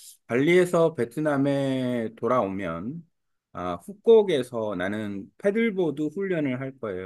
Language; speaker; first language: Korean; native; Korean